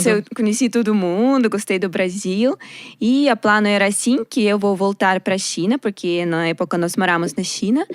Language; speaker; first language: Portuguese; non-native, learner; Russian